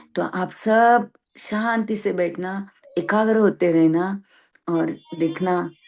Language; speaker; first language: Hindi; non-native, local second language; Marathi